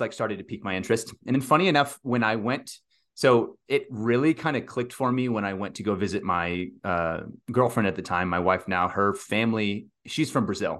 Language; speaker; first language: English; native; English